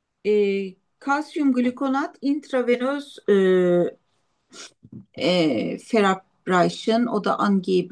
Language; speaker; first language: German; non-native, learner; Turkish